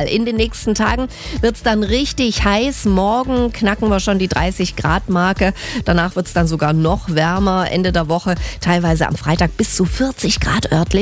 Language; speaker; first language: German; native; German